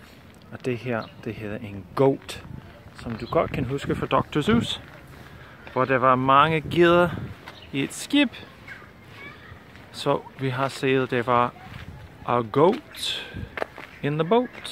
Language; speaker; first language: Danish; non-native, fluent; English